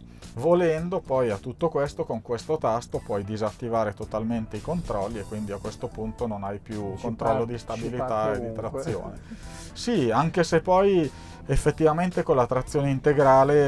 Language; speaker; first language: Italian; native; Italian